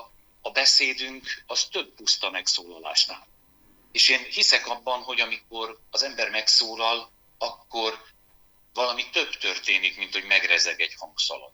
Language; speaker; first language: Hungarian; native; Hungarian